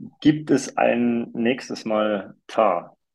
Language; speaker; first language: German; native; German